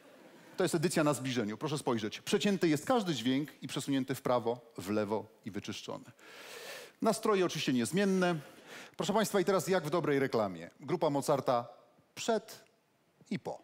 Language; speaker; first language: Polish; native; Polish